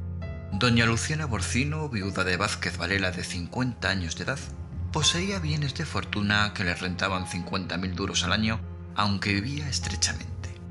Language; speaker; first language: Spanish; native; Spanish